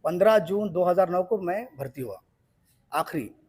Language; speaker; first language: Hindi; non-native, local second language; Marathi